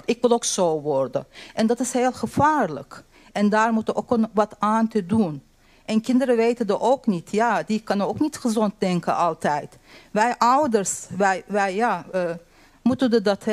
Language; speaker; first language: Dutch; non-native, learner; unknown